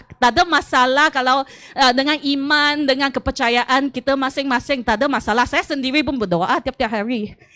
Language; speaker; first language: Malay; non-native, local second language; Chinese